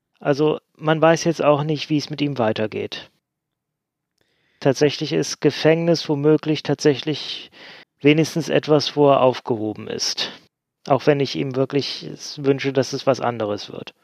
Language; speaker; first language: German; native; German